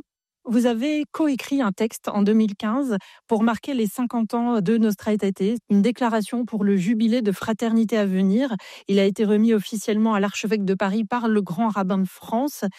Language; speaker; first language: French; native; French